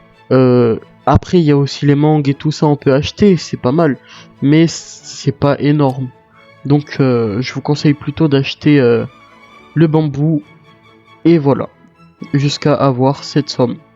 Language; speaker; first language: French; native; French